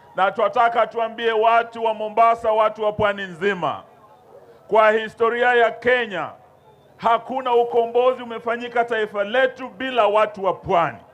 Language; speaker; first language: Swahili; non-native, local second language; Luyia